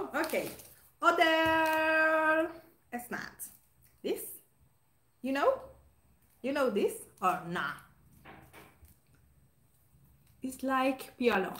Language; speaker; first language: English; non-native, learner; Spanish